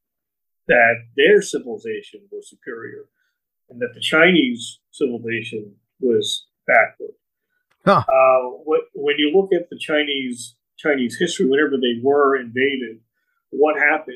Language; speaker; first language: English; native; English